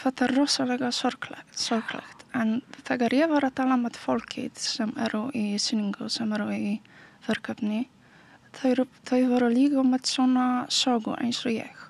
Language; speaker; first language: Icelandic; non-native, learner; Polish